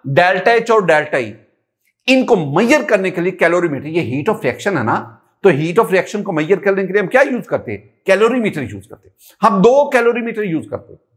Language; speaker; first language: Urdu; non-native, local second language; Punjabi